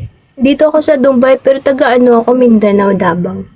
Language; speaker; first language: Filipino; non-native, local second language; Cebuano